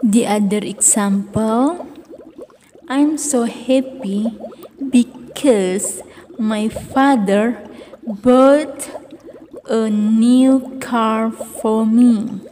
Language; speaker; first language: English; non-native, fluent; Indonesian